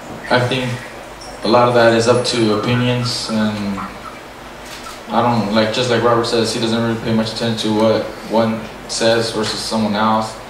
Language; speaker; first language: English; early bilingual, other home language; Spanish